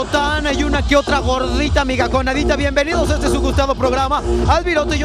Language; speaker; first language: Spanish; native; Spanish